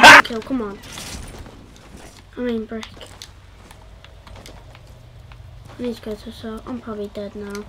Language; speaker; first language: English; native; English